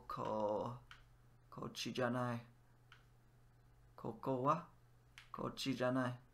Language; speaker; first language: Japanese; non-native, learner; English